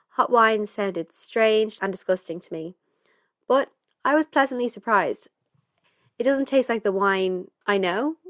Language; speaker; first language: English; native; English